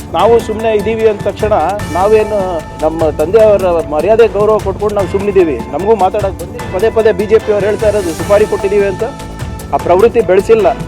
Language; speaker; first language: Kannada; native; Kannada